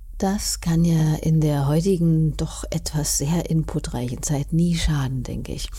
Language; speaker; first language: German; native; German